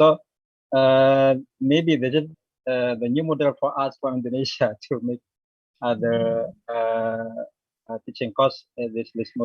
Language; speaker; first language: English; non-native, learner; Indonesian